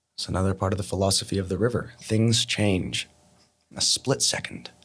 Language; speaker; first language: English; native; English